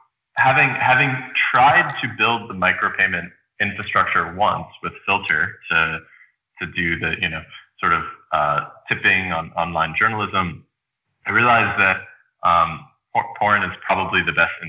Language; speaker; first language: English; native; English